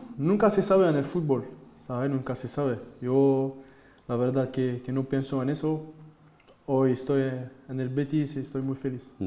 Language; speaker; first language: Spanish; non-native, fluent; French